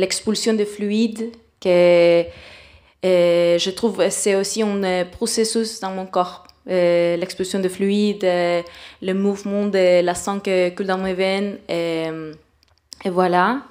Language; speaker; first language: French; non-native, fluent; Spanish